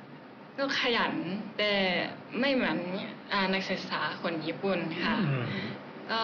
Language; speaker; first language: Thai; non-native, fluent; Japanese